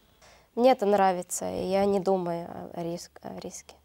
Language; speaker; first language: Russian; non-native, learner; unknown